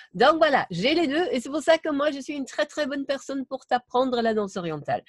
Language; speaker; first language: French; non-native, fluent; German